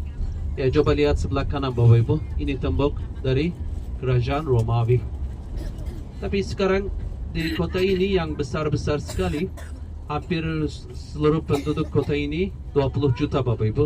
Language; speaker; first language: Indonesian; non-native, fluent; Turkish